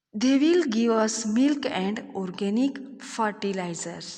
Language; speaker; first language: English; non-native, local second language; Gujarati